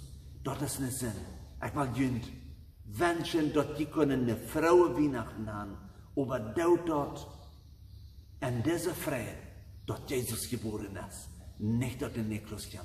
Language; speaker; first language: German; non-native, learner; Plautdietsch